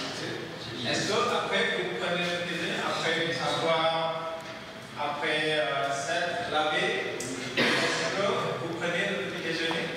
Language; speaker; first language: French; non-native, fluent; Indonesian